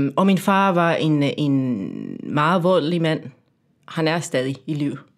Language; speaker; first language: Danish; non-native, fluent; Spanish